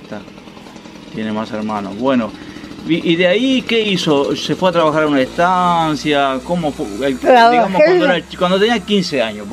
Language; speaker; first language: Spanish; native; Spanish